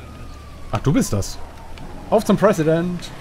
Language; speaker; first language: German; native; German